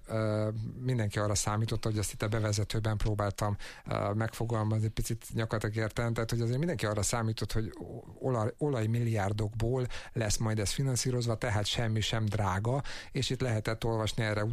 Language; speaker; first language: Hungarian; native; Hungarian